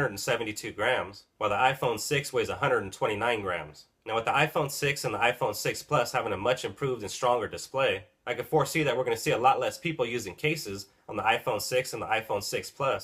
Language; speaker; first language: English; native; English